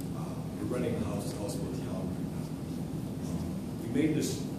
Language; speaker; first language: English; native; English